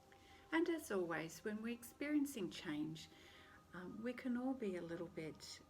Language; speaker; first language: English; native; English